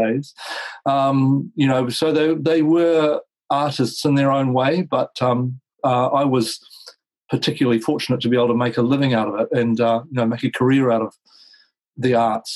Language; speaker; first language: English; native; English